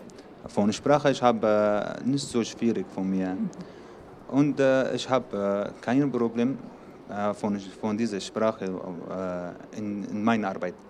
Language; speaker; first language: German; non-native, learner; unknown